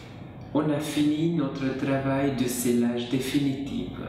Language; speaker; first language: French; non-native, learner; Hungarian